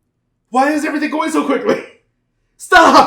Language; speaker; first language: English; native; English